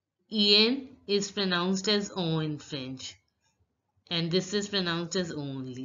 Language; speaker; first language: English; non-native, local second language; Hindi